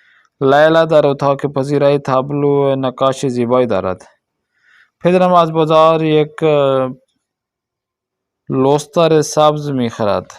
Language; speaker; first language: Persian; non-native, fluent; Urdu